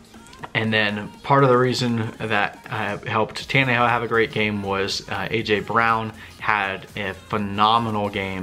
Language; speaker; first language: English; native; English